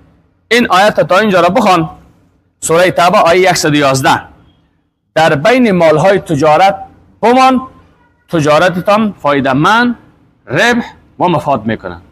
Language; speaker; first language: Persian; native; Persian